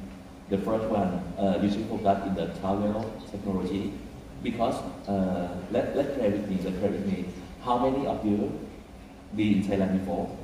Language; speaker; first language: English; non-native, fluent; Thai